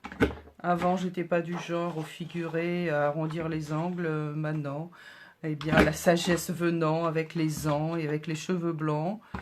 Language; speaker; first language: French; native; French